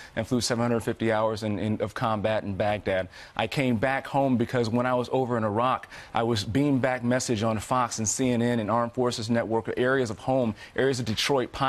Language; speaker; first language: English; native; English